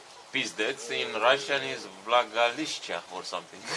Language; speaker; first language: English; non-native, learner; Romanian